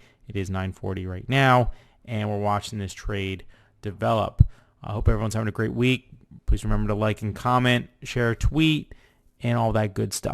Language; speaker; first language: English; native; English